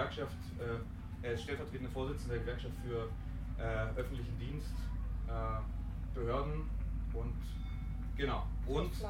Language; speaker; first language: German; native; German